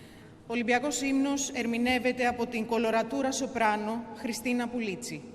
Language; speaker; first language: Greek; native; Greek